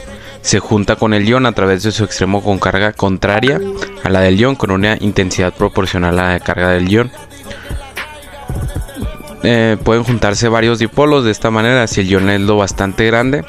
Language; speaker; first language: Spanish; native; Spanish